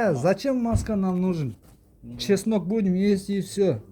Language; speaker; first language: Russian; non-native, local second language; Kyrgyz